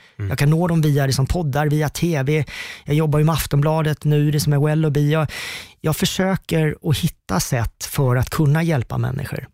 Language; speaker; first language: Swedish; native; Swedish